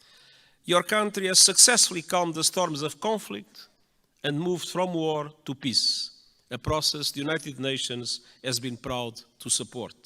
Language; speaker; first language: English; non-native, fluent; Portuguese